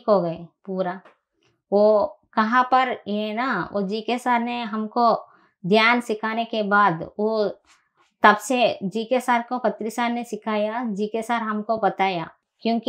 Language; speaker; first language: Hindi; non-native, local second language; Telugu